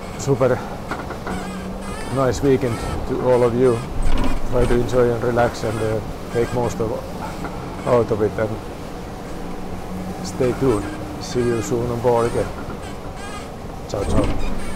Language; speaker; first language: English; non-native, fluent; Finnish